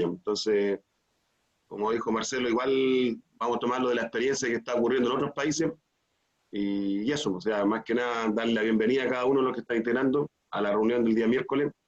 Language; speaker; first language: Spanish; native; Spanish